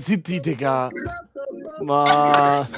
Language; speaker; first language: German; native; German